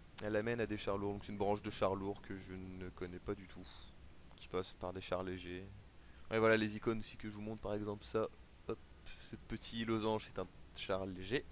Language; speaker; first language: French; native; French